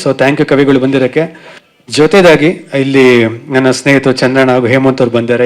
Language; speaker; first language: Kannada; native; Kannada